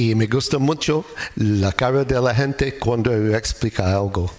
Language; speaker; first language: Spanish; non-native, learner; English